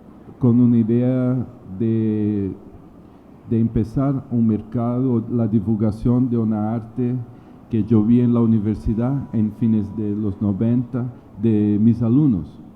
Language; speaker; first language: Spanish; non-native, learner; Portuguese